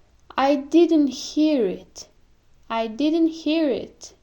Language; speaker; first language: English; non-native, fluent; Kyrgyz